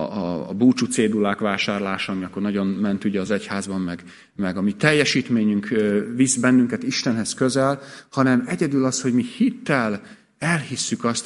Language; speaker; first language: Hungarian; native; Hungarian